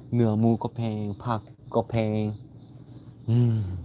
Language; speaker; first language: Thai; non-native, learner; Korean